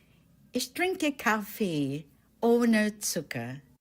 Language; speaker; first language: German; non-native, fluent; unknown